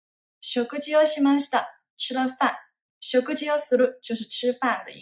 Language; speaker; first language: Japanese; non-native, fluent; Chinese